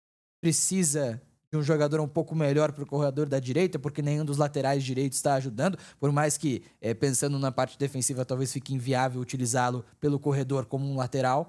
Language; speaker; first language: Portuguese; native; Portuguese